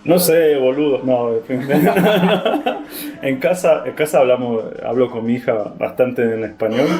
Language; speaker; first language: Spanish; non-native, fluent; Portuguese